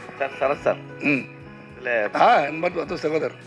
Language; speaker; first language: Tamil; native; Tamil